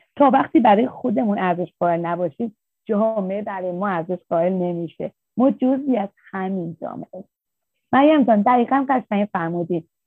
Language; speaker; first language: Persian; native; Persian